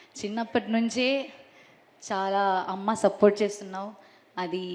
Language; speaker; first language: Telugu; non-native, learner; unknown